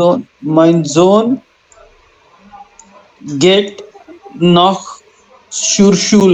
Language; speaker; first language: German; non-native, learner; Hindi